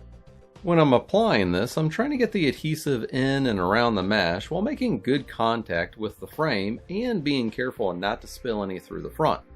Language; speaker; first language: English; native; English